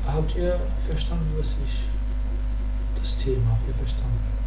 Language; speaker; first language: German; non-native, learner; Arabic